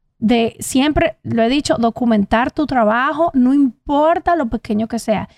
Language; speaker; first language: Spanish; native; Spanish